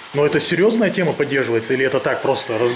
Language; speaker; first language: Russian; native; Russian